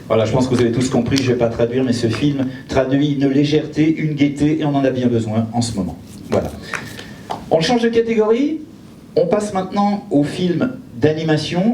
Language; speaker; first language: French; native; French